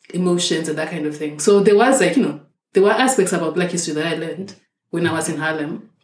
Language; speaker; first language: English; non-native, local second language; Shona